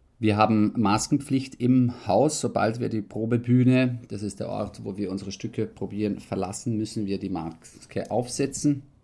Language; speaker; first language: German; early bilingual, heritage; Italian